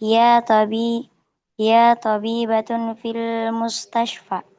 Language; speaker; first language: Arabic; non-native, learner; Indonesian